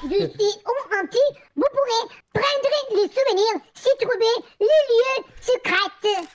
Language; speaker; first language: French; non-native, learner; Spanish